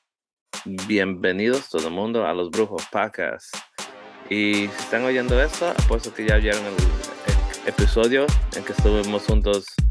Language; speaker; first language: Spanish; early bilingual, heritage; Spanish